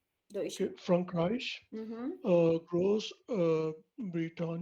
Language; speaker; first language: German; non-native, learner; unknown